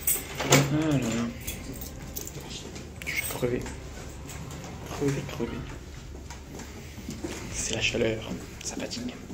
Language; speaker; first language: French; native; French